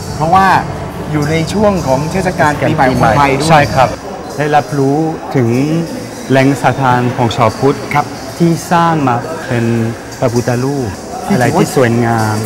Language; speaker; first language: Thai; non-native, fluent; French